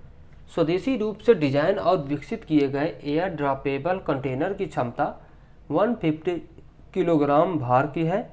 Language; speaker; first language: Hindi; native; Hindi